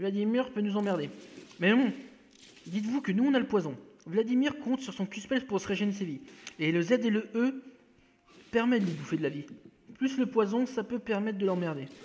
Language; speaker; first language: French; native; French